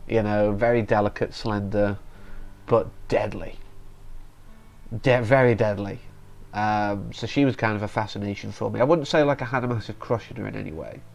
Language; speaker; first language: English; native; English